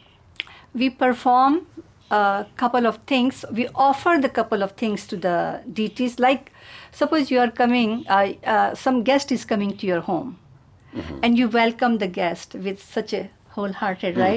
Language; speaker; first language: English; non-native, local second language; Hindi